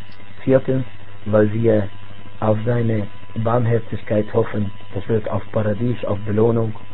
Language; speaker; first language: German; non-native, fluent; Arabic